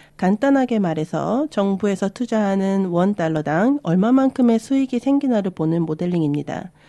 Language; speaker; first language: Korean; early bilingual, other home language; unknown